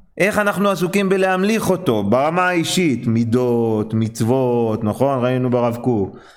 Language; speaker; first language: Hebrew; non-native, fluent; English